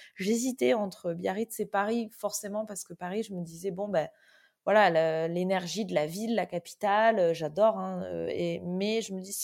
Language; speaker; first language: French; native; French